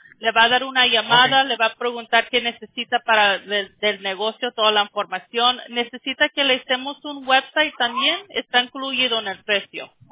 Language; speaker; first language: Spanish; early bilingual, heritage; Spanish